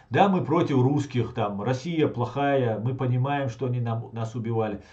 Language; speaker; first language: Russian; non-native, local second language; Chechen